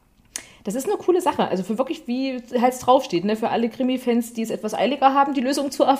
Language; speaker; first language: German; native; German